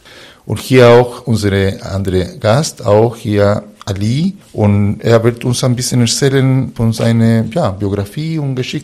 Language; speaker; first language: German; non-native, fluent; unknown